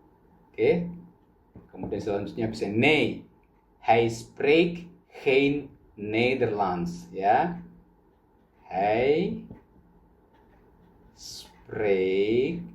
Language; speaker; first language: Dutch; non-native, learner; Indonesian